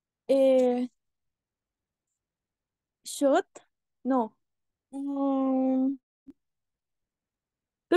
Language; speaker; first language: French; non-native, learner; Spanish